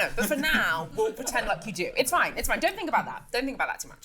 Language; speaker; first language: English; native; English